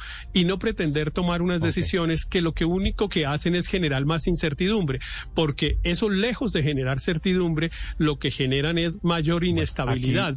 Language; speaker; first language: Spanish; native; Spanish